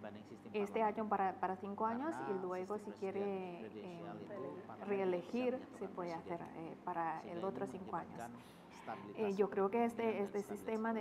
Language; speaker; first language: Spanish; non-native, fluent; Indonesian